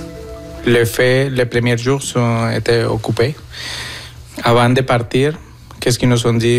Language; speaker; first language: French; non-native, fluent; Spanish